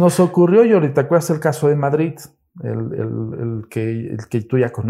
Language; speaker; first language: Spanish; native; Spanish